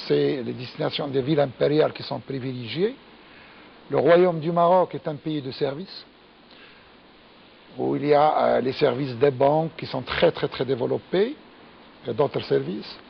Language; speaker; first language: French; non-native, local second language; Arabic